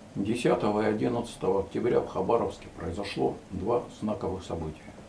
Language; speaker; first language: Russian; native; Russian